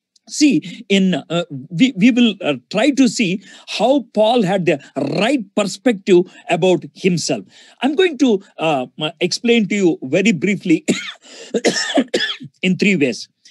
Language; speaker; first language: English; non-native, local second language; Telugu